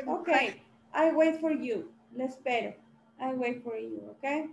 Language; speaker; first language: English; non-native, learner; Spanish